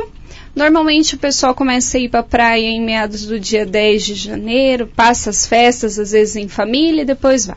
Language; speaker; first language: Portuguese; native; Portuguese